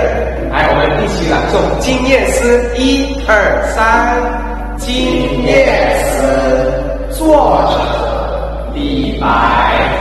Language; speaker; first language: Chinese; non-native, fluent; Indonesian